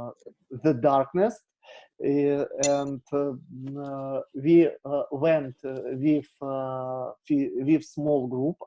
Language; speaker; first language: English; non-native, learner; Russian